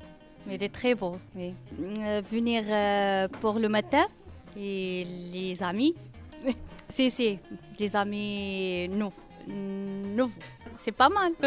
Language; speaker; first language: French; non-native, learner; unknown